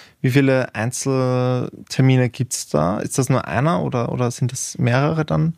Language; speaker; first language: German; native; German